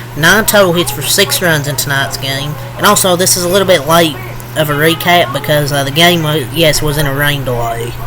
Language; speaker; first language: English; native; English